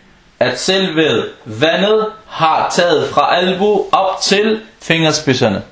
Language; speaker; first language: Danish; non-native, fluent; Arabic